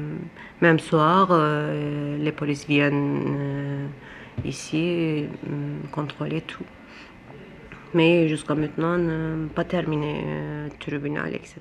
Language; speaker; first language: French; non-native, learner; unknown